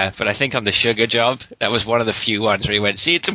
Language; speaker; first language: English; native; English